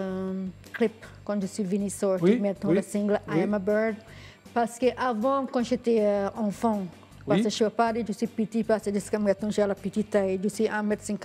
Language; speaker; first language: French; non-native, learner; English